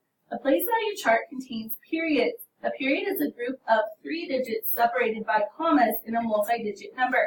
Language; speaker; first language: English; native; English